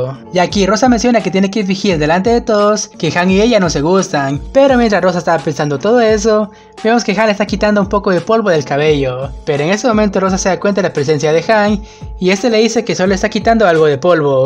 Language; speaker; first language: Spanish; native; Spanish